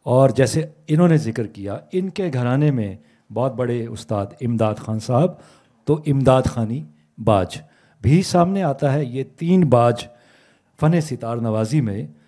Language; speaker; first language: Urdu; native; Urdu